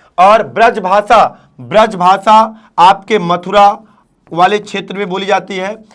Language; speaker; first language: Hindi; native; Hindi